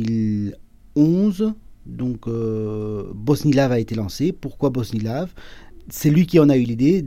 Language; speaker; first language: French; early bilingual, other home language; Spanish